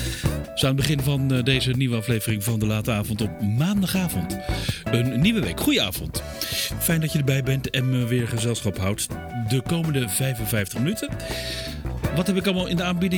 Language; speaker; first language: Dutch; native; Dutch